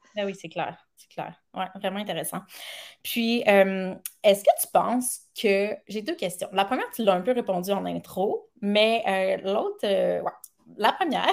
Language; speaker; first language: French; native; French